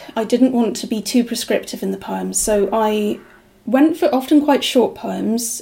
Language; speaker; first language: English; native; English